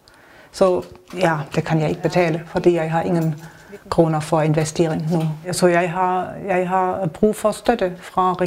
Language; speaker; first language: Danish; non-native, learner; German